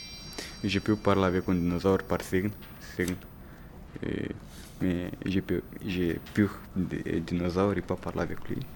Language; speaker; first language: French; non-native, learner; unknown